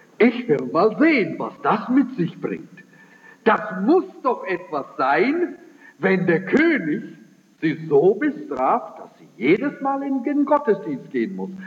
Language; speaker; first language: German; early bilingual, heritage; German